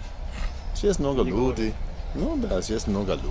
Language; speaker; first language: Russian; non-native, learner; English